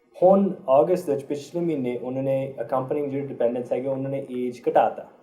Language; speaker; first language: Punjabi; early bilingual, heritage; Punjabi